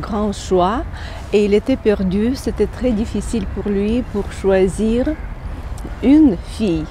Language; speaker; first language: French; non-native, fluent; Ukrainian